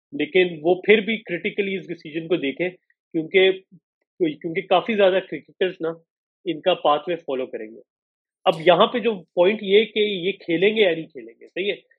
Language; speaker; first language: Urdu; native; Urdu